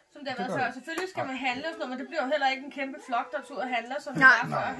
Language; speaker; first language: Danish; native; Danish